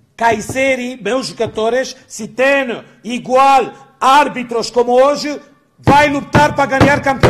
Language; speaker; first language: Portuguese; non-native, learner; Romanian